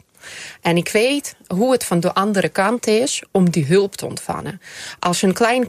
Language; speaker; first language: Dutch; non-native, fluent; Ukrainian